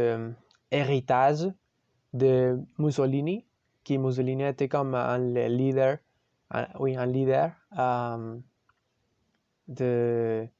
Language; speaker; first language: French; non-native, learner; Spanish